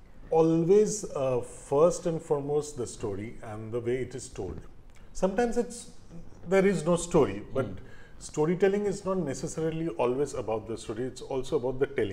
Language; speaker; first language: English; non-native, local second language; Bangla